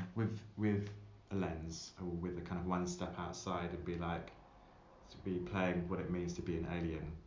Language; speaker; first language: English; native; English